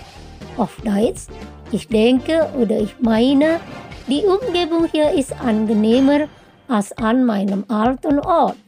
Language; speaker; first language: German; non-native, fluent; Indonesian